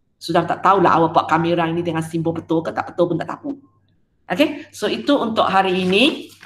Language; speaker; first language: Malay; non-native, local second language; Chinese